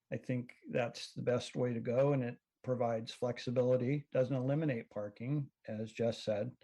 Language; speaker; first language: English; native; English